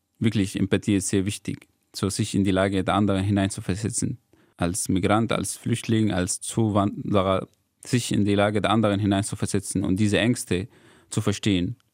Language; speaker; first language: German; non-native, fluent; Arabic